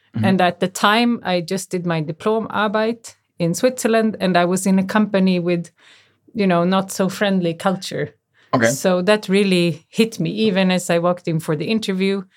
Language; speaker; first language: English; native; English